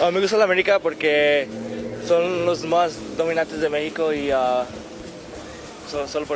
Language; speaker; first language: Spanish; early bilingual, heritage; Spanish